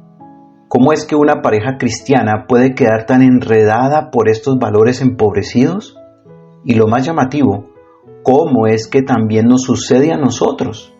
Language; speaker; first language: Spanish; native; Spanish